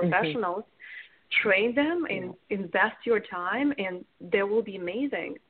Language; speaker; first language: English; non-native, fluent; Russian